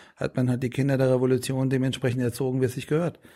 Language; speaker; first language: German; early bilingual, other home language; Persian